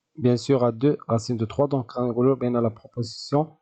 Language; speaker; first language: French; non-native, local second language; Arabic